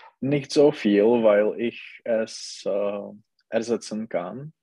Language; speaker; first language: German; non-native, learner; Czech